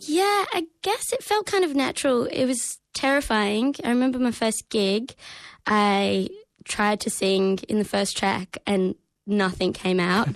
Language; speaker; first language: English; native; English